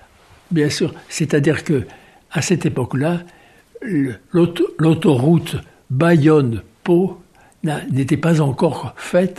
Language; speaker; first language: French; native; French